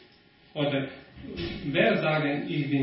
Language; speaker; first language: German; non-native, learner; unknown